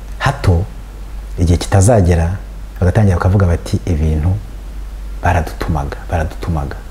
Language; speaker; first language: Kinyarwanda; early bilingual, heritage; Kinyarwanda